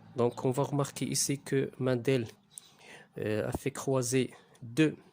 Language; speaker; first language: French; non-native, local second language; Arabic